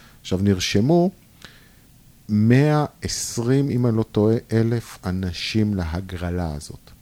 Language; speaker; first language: Hebrew; native; Hebrew